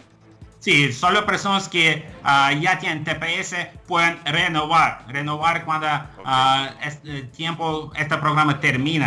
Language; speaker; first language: Spanish; non-native, fluent; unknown